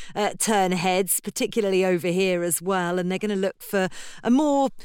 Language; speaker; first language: English; native; English